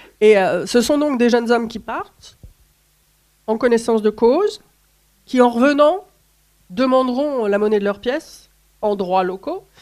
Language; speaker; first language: French; native; French